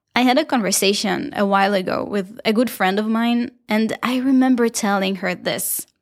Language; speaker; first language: English; non-native, fluent; Hebrew